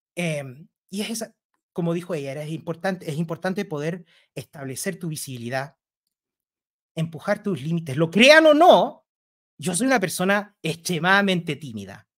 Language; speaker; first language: Spanish; native; Spanish